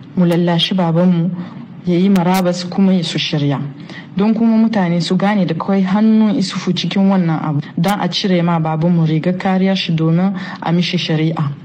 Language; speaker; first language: Hausa; non-native, local second language; Arabic